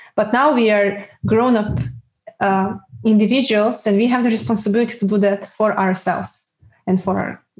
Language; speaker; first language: English; non-native, fluent; Serbian